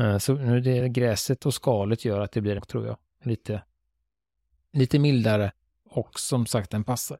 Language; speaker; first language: Swedish; native; Swedish